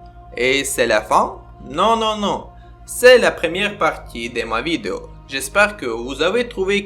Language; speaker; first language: French; non-native, learner; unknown